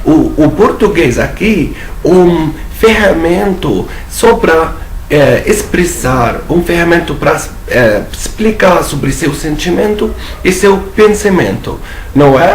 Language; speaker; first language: Portuguese; non-native, fluent; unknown